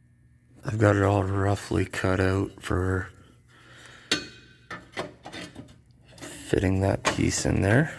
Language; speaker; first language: English; native; English